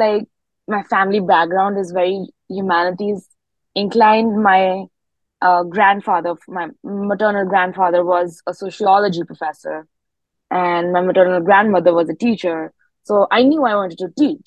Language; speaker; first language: English; non-native, local second language; Hindi